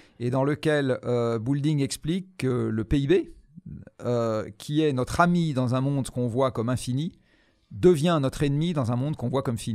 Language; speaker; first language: French; native; French